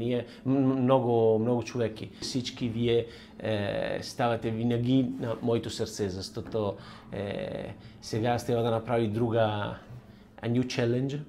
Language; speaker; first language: Bulgarian; non-native, learner; Italian